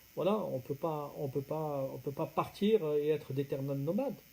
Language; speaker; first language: French; non-native, local second language; Arabic